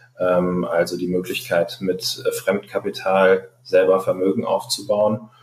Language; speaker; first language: German; non-native, fluent; Arabic